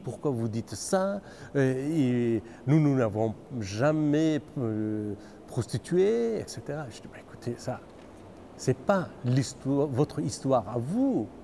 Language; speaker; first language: French; non-native, fluent; Persian